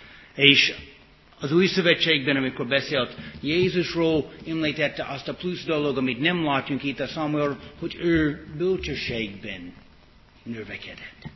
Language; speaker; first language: Hungarian; non-native, fluent; English